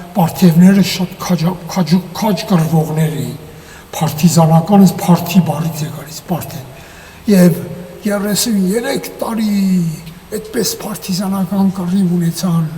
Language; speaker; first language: Armenian; native; Armenian